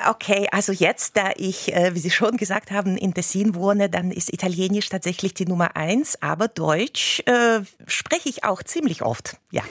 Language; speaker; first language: German; non-native, fluent; Russian